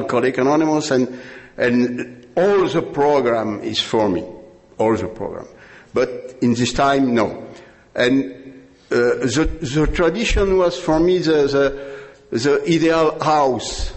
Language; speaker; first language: English; non-native, learner; French